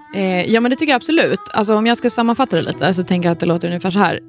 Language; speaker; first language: Swedish; native; Swedish